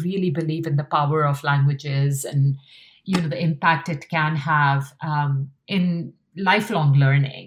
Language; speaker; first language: English; non-native, local second language; Hindi